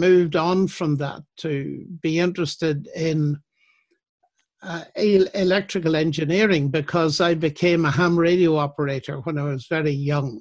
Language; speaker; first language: English; native; English